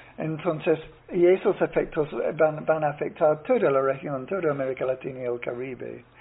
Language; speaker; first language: Spanish; non-native, fluent; English